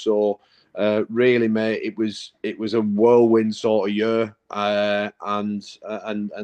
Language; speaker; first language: English; native; English